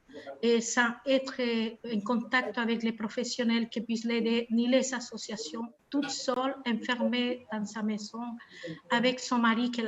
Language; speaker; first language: French; non-native, fluent; Spanish